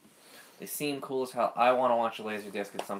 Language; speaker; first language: English; native; English